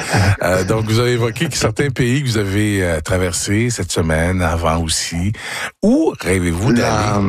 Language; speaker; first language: French; native; French